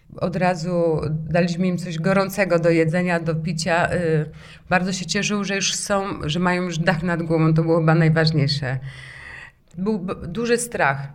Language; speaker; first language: Polish; native; Polish